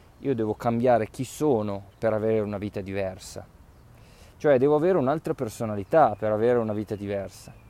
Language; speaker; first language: Italian; native; Italian